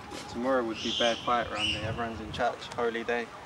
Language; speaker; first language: English; early bilingual, other home language; Polish